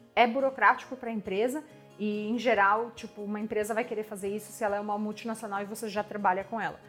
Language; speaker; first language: Portuguese; non-native, fluent; French